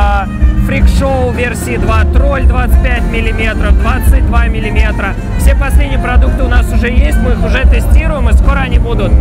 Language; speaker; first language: Russian; native; Russian